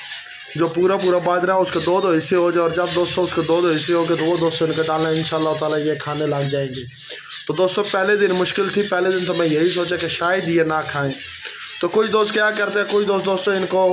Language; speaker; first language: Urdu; non-native, local second language; Punjabi